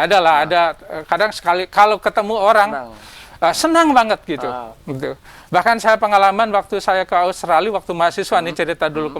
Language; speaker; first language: Indonesian; non-native, local second language; Sundanese